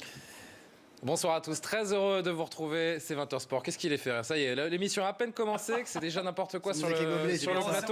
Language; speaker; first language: French; native; French